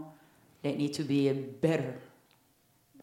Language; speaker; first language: English; non-native, fluent; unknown